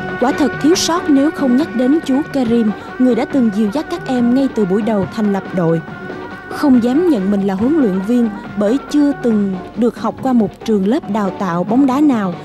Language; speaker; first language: Vietnamese; native; Vietnamese